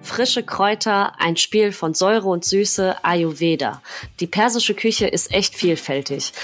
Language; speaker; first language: German; early bilingual, other home language; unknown